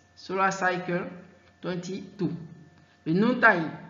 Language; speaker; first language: English; non-native, fluent; French